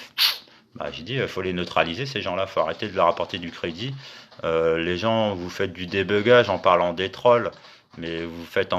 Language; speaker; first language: French; native; French